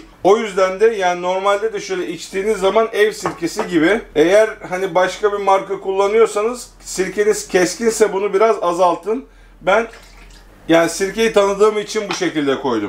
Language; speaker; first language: Turkish; native; Turkish